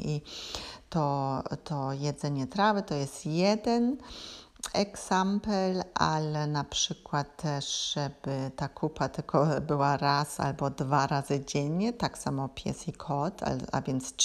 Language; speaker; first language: Polish; non-native, learner; German